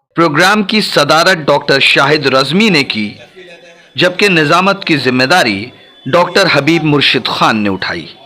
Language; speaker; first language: Urdu; native; Urdu